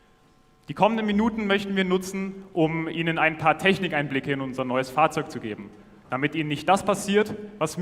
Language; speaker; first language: German; native; German